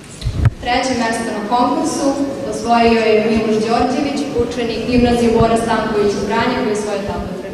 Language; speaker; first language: Serbian; native; Serbian